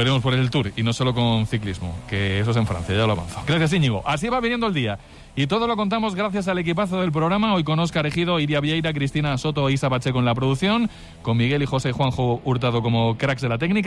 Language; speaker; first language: Spanish; native; Spanish